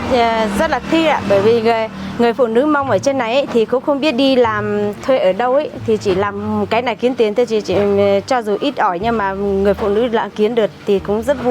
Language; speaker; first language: Vietnamese; non-native, local second language; Hmong